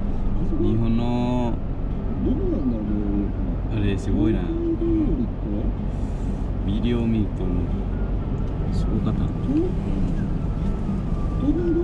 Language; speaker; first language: Japanese; non-native, learner; Vietnamese